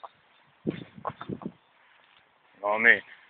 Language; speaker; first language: English; native; English